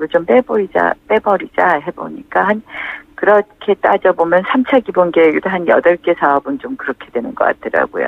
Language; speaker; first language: Korean; native; Korean